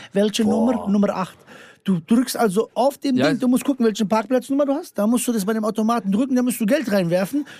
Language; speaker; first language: German; early bilingual, other home language; Bosnian